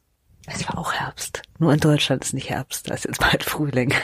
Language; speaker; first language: German; native; German